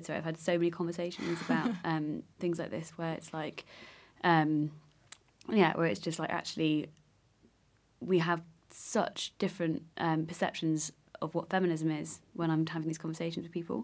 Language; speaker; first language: English; native; English